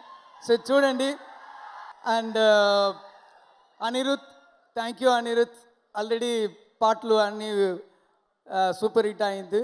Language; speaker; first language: Telugu; non-native, learner; Tamil